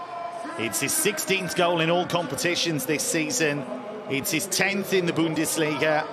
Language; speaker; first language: English; native; English